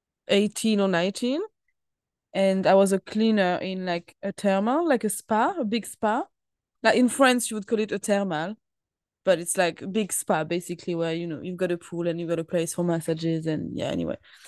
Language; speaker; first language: English; non-native, fluent; French